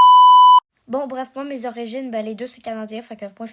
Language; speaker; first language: French; native; French